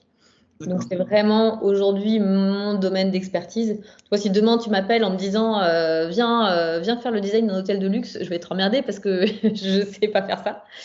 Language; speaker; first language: French; native; French